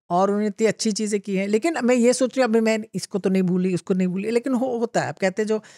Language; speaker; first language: Hindi; non-native, local second language; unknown